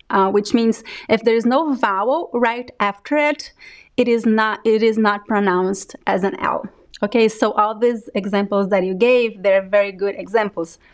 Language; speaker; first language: English; non-native, fluent; Portuguese